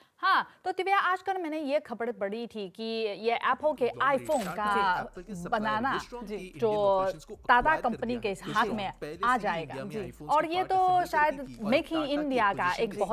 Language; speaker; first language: Hindi; non-native, fluent; Chinese